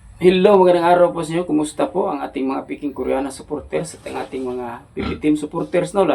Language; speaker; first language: Filipino; non-native, local second language; Cebuano